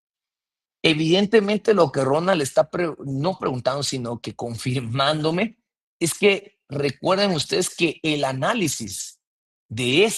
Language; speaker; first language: Spanish; native; Spanish